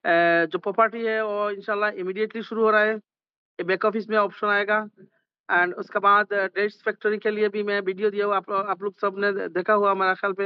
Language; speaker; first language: Hindi; non-native, learner; Bangla